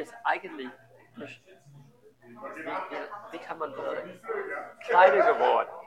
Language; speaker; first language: German; non-native, learner; English